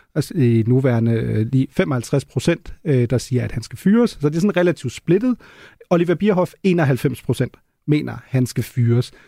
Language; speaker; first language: Danish; non-native, local second language; German